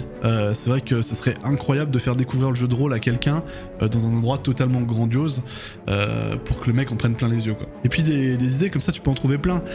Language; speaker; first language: French; native; French